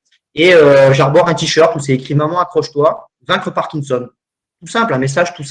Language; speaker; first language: French; native; French